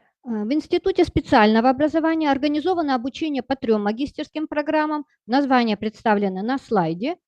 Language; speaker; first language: Russian; native; Russian